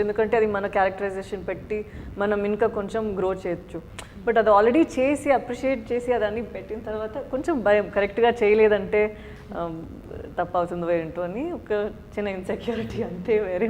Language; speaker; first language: Telugu; non-native, fluent; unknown